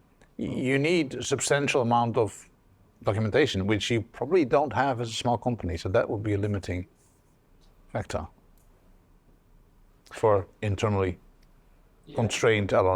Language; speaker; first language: English; non-native, fluent; Dutch